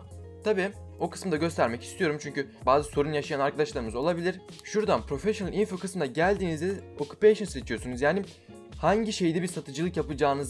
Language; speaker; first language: Turkish; native; Turkish